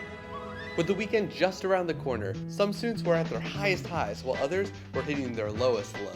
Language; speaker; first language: English; native; English